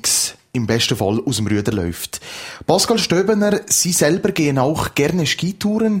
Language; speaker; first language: German; native; German